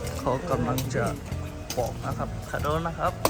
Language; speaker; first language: Thai; non-native, learner; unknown